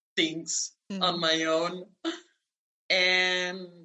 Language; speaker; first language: English; non-native, fluent; Italian